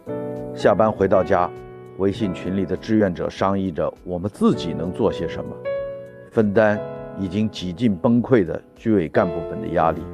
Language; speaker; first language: Chinese; native; Chinese